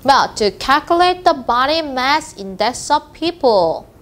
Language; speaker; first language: English; non-native, fluent; Korean